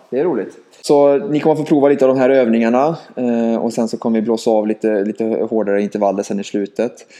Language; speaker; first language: Swedish; native; Swedish